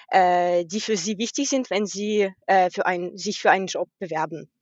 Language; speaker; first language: German; non-native, fluent; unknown